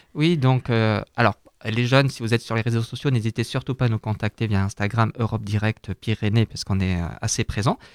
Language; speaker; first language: French; native; French